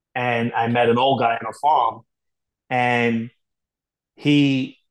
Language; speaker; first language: English; native; English